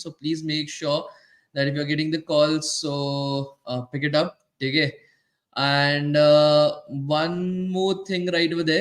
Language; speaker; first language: English; non-native, local second language; Hindi